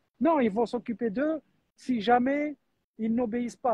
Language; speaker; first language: French; non-native, local second language; Arabic